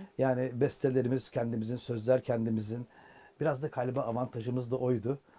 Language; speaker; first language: Turkish; native; Turkish